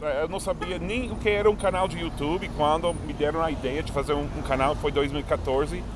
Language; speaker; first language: Portuguese; non-native, fluent; English